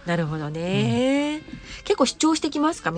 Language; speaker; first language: Japanese; native; Japanese